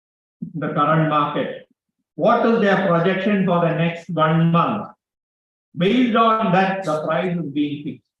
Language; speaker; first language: English; non-native, local second language; Malayalam